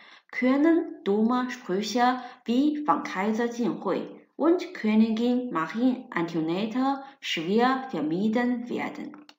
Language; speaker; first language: German; non-native, fluent; Chinese